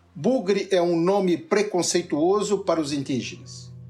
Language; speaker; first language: Portuguese; native; Portuguese